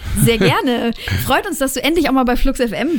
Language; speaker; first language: German; native; German